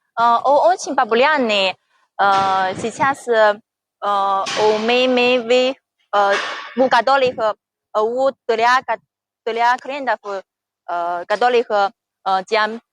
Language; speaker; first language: Russian; non-native, learner; Chinese